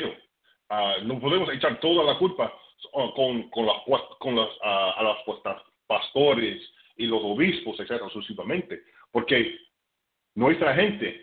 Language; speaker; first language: Spanish; non-native, fluent; English